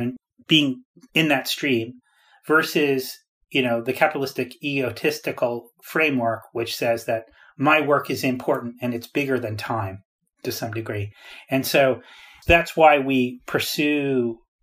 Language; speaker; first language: English; native; English